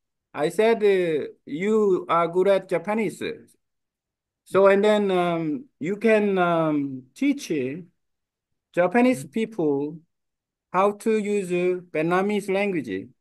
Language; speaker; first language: English; non-native, learner; Korean